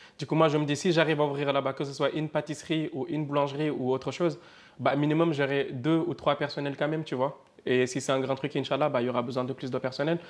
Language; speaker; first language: French; non-native, local second language; Fula